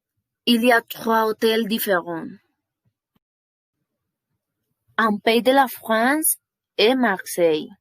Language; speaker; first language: French; non-native, learner; Spanish